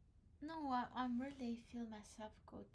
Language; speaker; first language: English; non-native, learner; Crimean Tatar